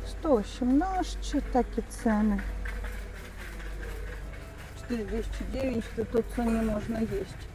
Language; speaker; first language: Polish; non-native, learner; Russian